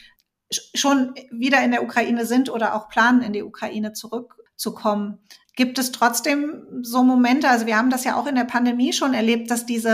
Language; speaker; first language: German; native; German